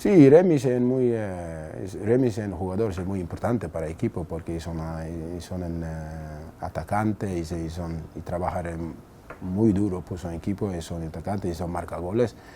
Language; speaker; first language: Spanish; non-native, learner; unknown